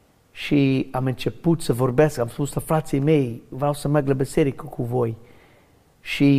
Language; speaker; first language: Romanian; non-native, learner; English